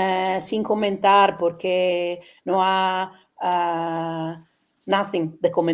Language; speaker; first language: Spanish; non-native, learner; Italian